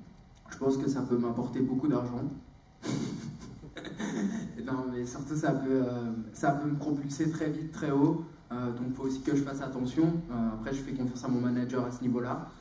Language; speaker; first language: French; native; French